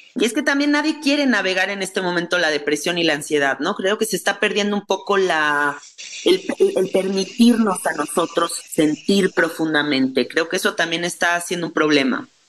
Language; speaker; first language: Spanish; native; Spanish